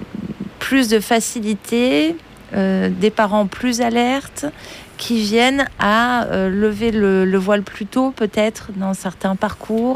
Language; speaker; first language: French; native; French